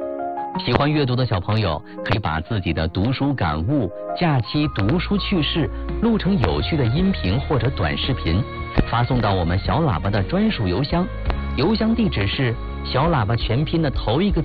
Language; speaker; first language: Chinese; native; Chinese